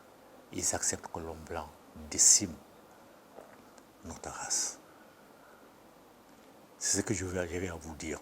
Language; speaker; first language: French; non-native, local second language; Bambara